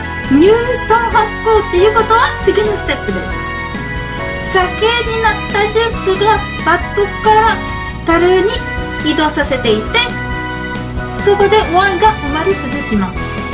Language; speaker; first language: Japanese; non-native, learner; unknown